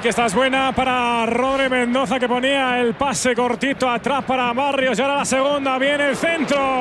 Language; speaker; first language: Spanish; native; Spanish